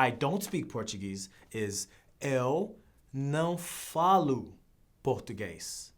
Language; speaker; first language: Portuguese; non-native, learner; English